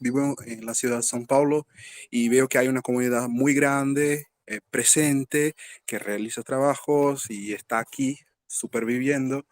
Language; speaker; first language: Spanish; non-native, fluent; Portuguese